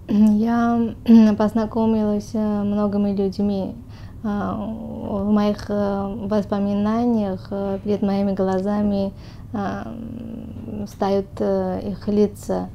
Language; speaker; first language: Russian; non-native, fluent; Armenian